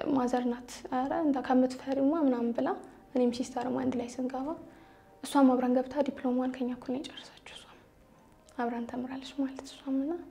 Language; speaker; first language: Amharic; native; Amharic